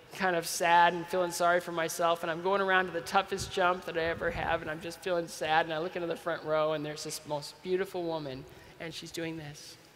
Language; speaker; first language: English; native; English